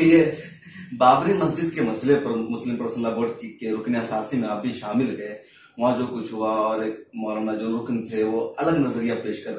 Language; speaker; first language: Hindi; native; Hindi